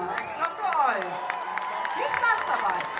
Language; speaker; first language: German; native; German